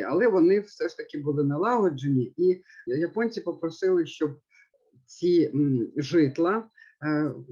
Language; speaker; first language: Ukrainian; native; Ukrainian